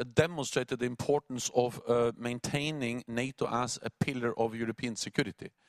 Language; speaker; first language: English; non-native, fluent; Norwegian